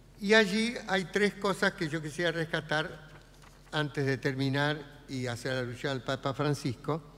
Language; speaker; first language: Spanish; native; Spanish